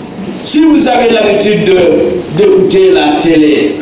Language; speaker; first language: French; non-native, local second language; Wolof